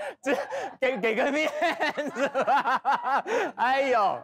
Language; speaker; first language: Chinese; native; Chinese